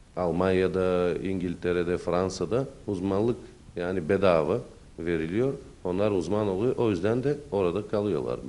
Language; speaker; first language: Turkish; early bilingual, heritage; Turkish